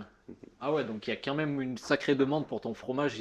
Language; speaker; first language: French; native; French